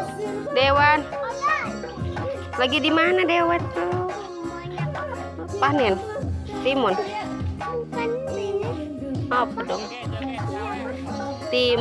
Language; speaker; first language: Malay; non-native, local second language; Sundanese